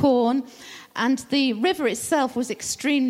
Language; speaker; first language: English; native; English